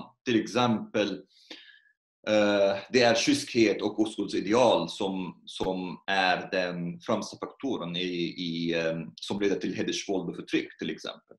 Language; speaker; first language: Swedish; non-native, fluent; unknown